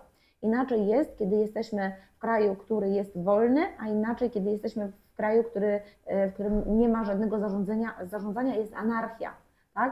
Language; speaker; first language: Polish; native; Polish